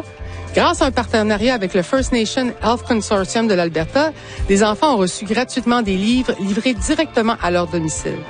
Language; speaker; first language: French; native; French